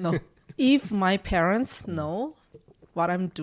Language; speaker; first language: English; non-native, learner; Korean